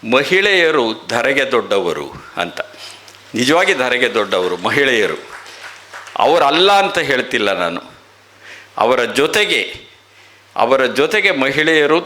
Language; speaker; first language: Kannada; native; Kannada